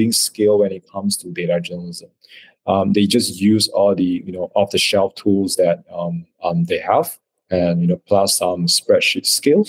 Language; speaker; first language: English; non-native, local second language; Chinese